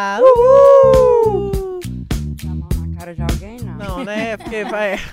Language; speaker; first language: Portuguese; native; Portuguese